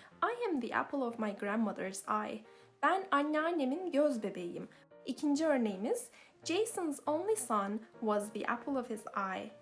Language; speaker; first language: English; non-native, fluent; Turkish